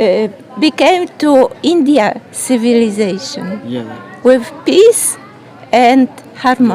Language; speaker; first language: English; non-native, learner; Polish